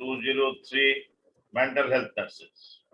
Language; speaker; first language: English; non-native, local second language; Bangla